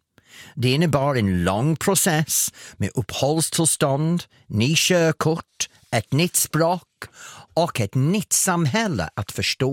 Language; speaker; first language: Swedish; non-native, fluent; English